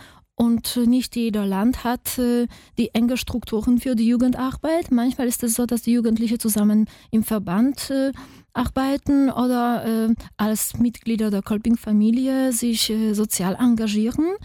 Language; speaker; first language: German; non-native, fluent; Polish